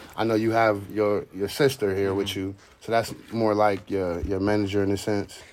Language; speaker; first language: English; native; English